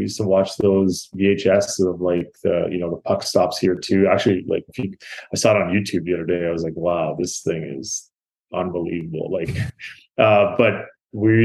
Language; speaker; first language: English; native; English